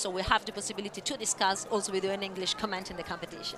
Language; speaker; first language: English; non-native, fluent; Italian